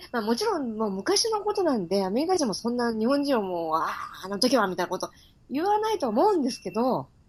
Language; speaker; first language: Japanese; native; Japanese